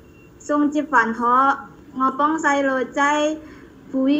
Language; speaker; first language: Chinese; non-native, learner; Indonesian